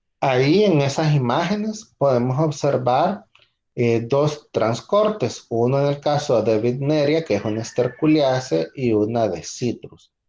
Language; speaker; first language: Spanish; native; Spanish